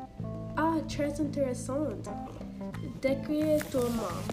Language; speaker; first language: French; non-native, learner; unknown